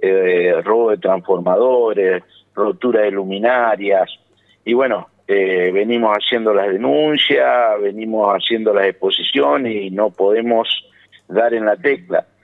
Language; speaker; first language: Spanish; native; Spanish